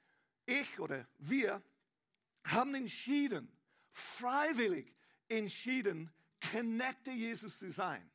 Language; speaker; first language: German; non-native, learner; English